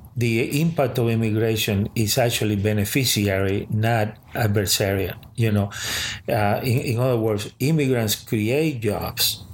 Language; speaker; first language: English; early bilingual, other home language; Spanish